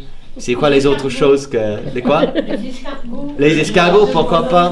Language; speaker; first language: French; non-native, fluent; English